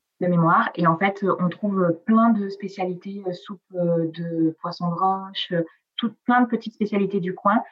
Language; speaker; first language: French; early bilingual, other home language; Italian